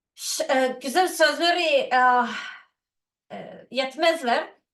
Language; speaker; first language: Turkish; non-native, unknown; Serbian